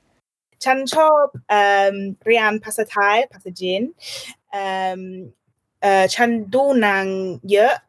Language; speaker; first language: Thai; non-native, learner; English